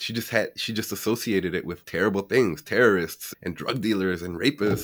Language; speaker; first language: English; native; English